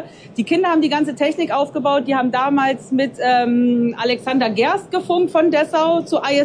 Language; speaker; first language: German; native; German